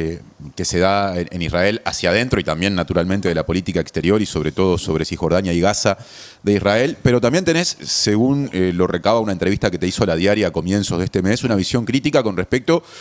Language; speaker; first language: Spanish; native; Spanish